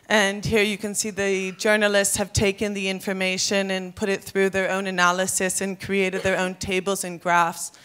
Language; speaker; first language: English; native; English